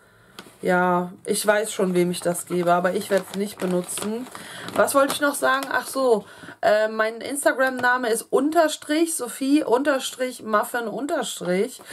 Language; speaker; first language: German; native; German